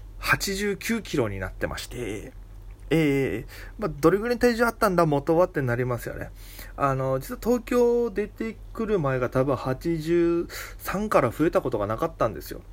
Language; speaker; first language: Japanese; native; Japanese